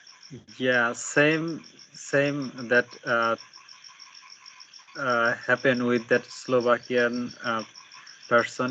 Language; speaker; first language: English; non-native, learner; Bangla